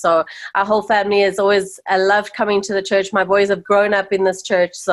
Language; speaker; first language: English; native; English